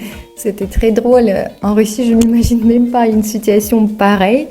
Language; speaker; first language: French; non-native, fluent; Russian